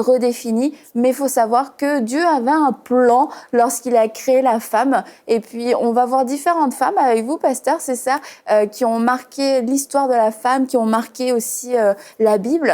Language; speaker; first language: French; native; French